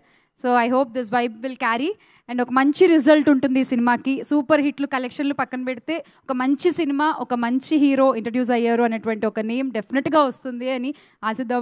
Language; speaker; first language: Telugu; native; Telugu